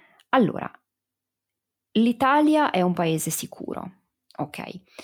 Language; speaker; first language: Italian; native; Italian